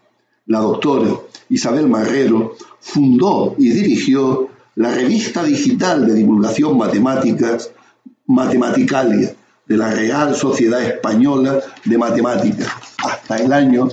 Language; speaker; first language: Spanish; native; Spanish